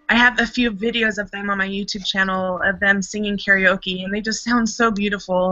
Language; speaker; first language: English; native; English